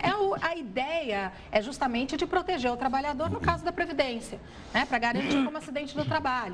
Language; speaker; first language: Portuguese; native; Portuguese